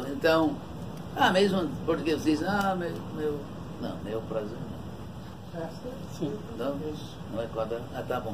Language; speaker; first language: Portuguese; non-native, fluent; English